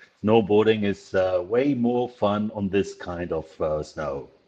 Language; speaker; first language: English; non-native, fluent; Spanish